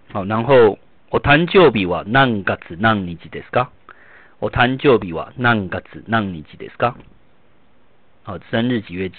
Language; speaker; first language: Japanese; non-native, fluent; Chinese